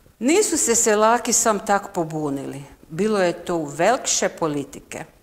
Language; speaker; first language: Croatian; native; Croatian